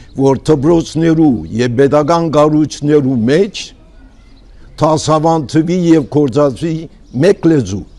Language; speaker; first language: Armenian; early bilingual, heritage; Armenian